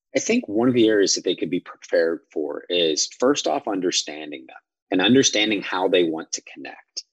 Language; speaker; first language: English; native; English